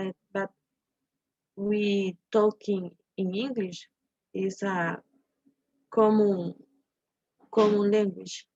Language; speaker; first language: English; non-native, learner; Spanish